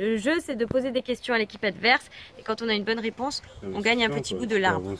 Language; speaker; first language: French; native; French